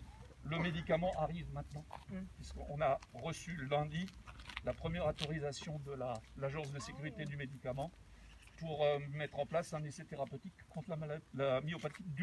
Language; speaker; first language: French; native; French